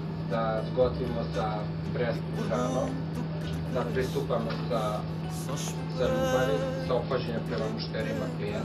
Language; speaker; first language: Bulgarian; non-native, learner; Serbian